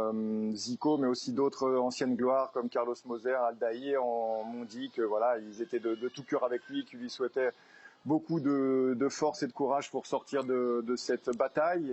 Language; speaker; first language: French; native; French